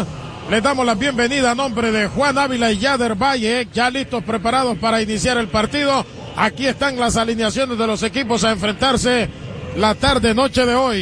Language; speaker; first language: Spanish; native; Spanish